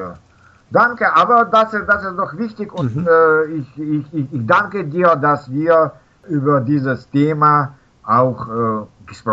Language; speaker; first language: German; non-native, learner; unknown